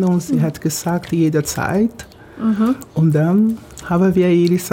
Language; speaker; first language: German; non-native, fluent; Portuguese